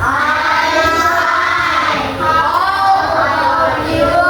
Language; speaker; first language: English; non-native, learner; Indonesian